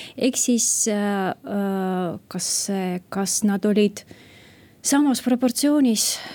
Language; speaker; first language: Estonian; non-native, local second language; Russian